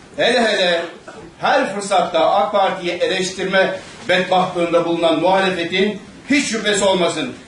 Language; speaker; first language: Turkish; native; Turkish